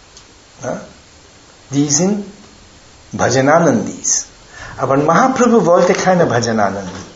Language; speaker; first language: German; non-native, fluent; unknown